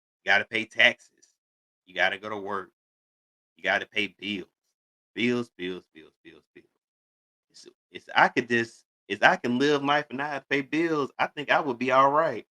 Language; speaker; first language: English; native; English